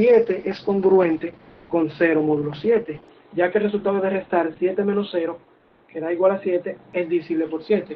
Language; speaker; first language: Spanish; native; Spanish